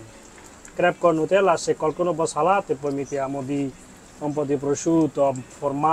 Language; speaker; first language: Italian; non-native, learner; Bangla